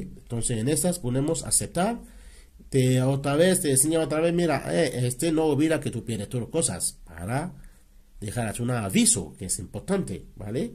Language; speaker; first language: Spanish; non-native, learner; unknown